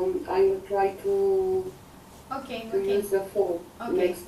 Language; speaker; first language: English; non-native, fluent; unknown